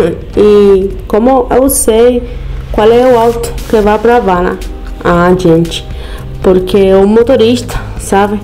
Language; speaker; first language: Portuguese; non-native, learner; Spanish